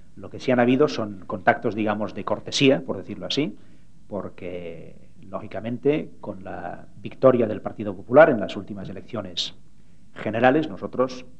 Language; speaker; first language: Spanish; non-native, local second language; Catalan